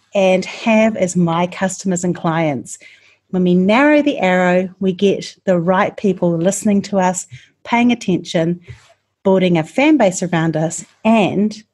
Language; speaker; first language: English; native; English